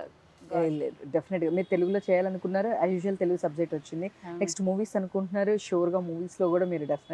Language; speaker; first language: Telugu; native; Telugu